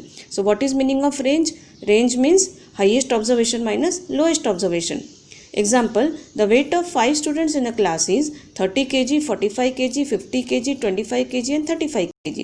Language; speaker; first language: English; non-native, local second language; Gujarati